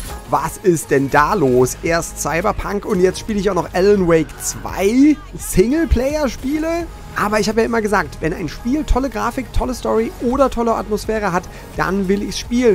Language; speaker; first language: German; native; German